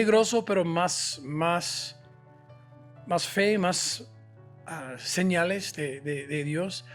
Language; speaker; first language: Spanish; non-native, fluent; English